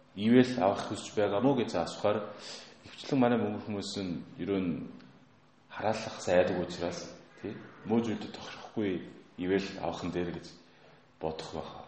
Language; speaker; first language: Mongolian; non-native, fluent; Korean